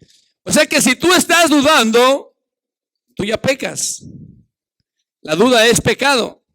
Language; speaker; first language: Spanish; native; Spanish